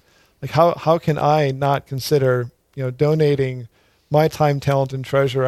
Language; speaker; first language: English; native; English